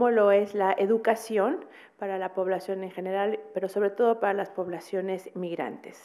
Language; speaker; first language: Spanish; native; Spanish